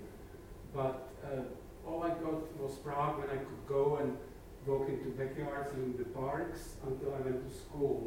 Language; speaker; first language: English; non-native, fluent; Czech